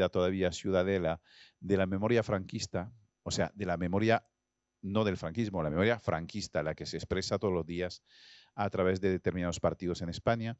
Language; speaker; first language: Spanish; non-native, fluent; French